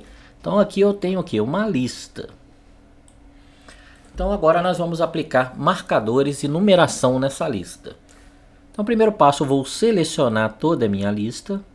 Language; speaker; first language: Portuguese; native; Portuguese